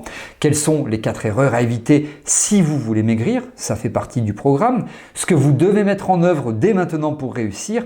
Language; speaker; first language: French; native; French